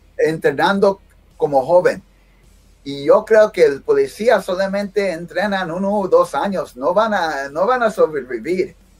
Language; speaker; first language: Spanish; early bilingual, heritage; Spanish